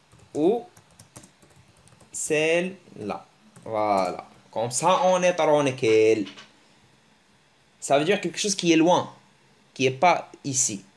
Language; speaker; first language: French; early bilingual, other home language; Arabic